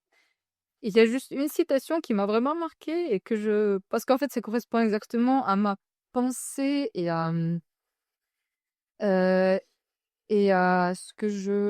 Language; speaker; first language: French; non-native, fluent; Ukrainian